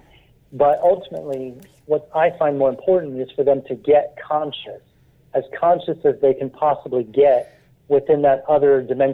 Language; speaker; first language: English; native; English